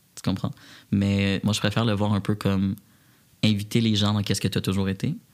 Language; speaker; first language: French; native; French